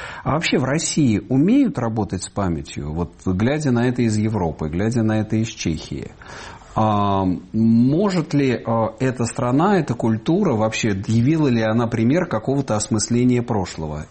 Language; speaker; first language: Russian; native; Russian